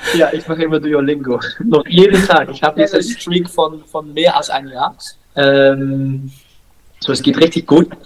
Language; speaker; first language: German; non-native, learner; Dutch